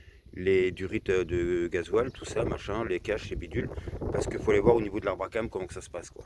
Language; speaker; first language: French; native; French